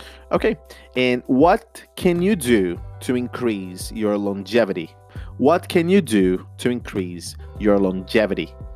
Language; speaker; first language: English; non-native, fluent; Portuguese